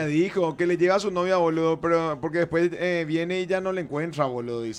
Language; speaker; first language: Spanish; native; Spanish